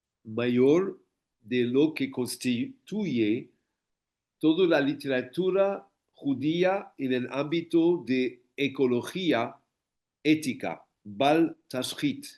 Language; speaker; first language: Spanish; non-native, fluent; English